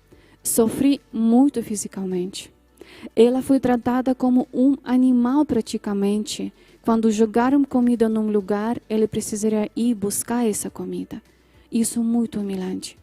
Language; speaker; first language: Portuguese; non-native, fluent; Polish